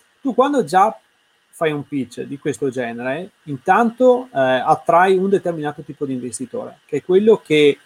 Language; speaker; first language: Italian; native; Italian